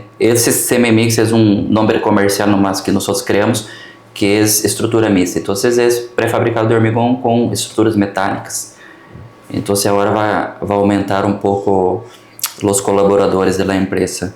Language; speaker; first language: Portuguese; early bilingual, heritage; Portuguese